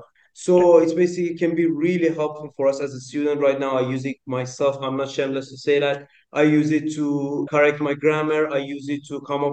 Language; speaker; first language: English; non-native, local second language; Persian